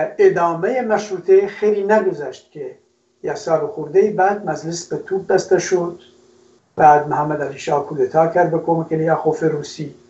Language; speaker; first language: Persian; non-native, local second language; Kurdish